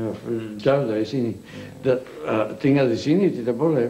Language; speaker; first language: Indonesian; non-native, local second language; Dutch